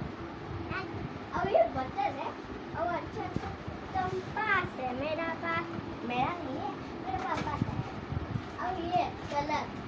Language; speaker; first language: Hindi; non-native, local second language; Bangla